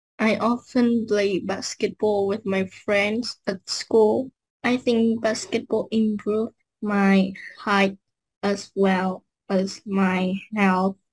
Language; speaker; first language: English; non-native, learner; Vietnamese